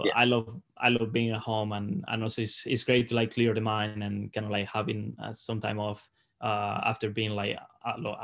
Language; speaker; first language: English; non-native, fluent; Spanish